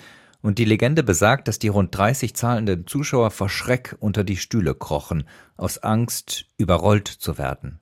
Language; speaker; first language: German; native; German